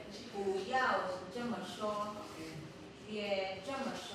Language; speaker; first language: Chinese; non-native, learner; Filipino